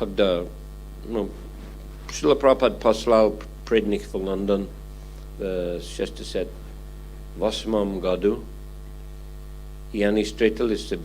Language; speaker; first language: Russian; non-native, fluent; English